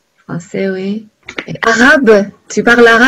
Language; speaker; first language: French; non-native, learner; Chinese